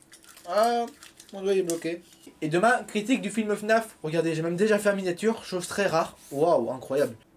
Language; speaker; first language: French; native; French